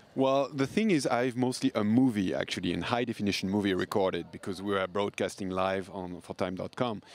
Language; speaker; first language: English; non-native, fluent; French